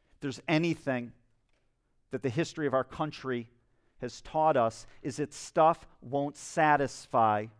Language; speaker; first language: English; native; English